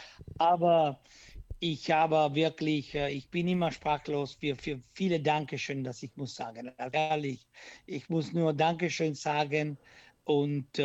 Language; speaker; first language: German; non-native, learner; Italian